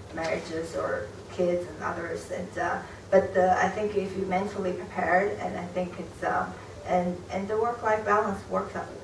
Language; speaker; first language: English; non-native, fluent; Chinese